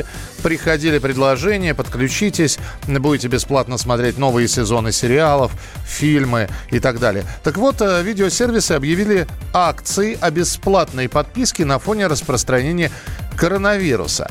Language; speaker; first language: Russian; native; Russian